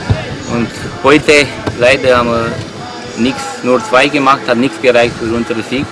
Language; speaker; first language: German; non-native, learner; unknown